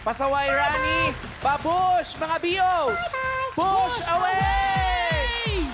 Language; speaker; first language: Filipino; native; Filipino